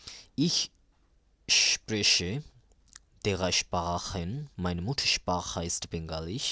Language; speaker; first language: German; non-native, learner; Bangla